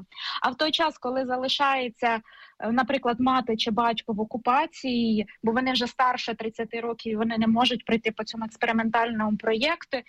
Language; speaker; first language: Ukrainian; native; Ukrainian